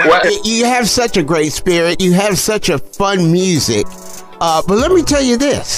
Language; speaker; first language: English; native; English